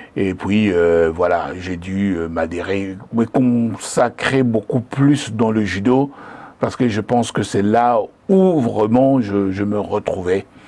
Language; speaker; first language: French; non-native, local second language; Lingala